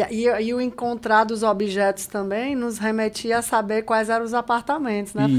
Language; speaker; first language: Portuguese; native; Portuguese